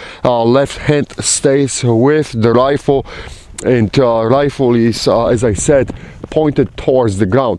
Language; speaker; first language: English; non-native, fluent; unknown